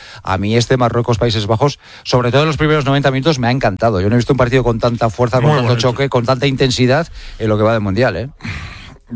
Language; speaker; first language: Spanish; native; Spanish